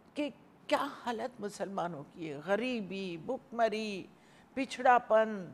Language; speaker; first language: Hindi; native; Hindi